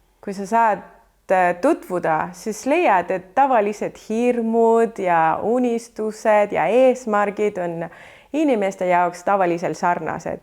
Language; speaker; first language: Estonian; non-native, fluent; Spanish